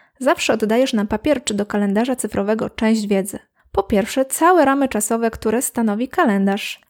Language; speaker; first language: Polish; native; Polish